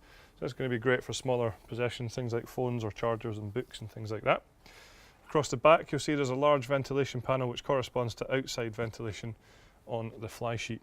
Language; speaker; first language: English; native; English